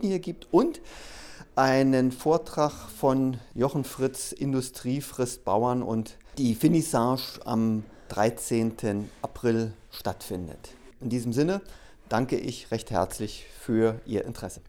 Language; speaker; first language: German; native; German